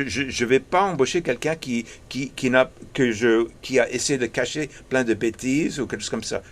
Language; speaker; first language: French; early bilingual, heritage; English